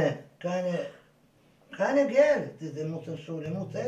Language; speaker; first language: German; non-native, learner; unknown